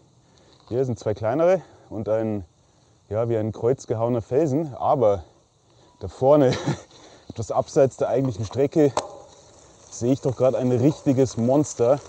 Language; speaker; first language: German; native; German